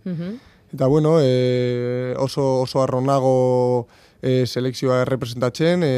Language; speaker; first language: Basque; non-native, local second language; Spanish